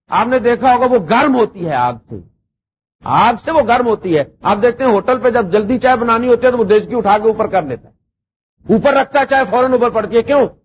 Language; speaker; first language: Urdu; non-native, local second language; Punjabi